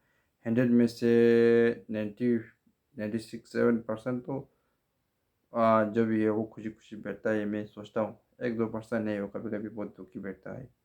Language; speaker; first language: Hindi; non-native, local second language; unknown